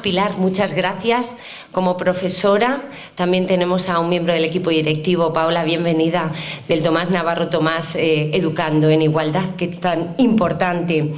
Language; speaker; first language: Spanish; native; Spanish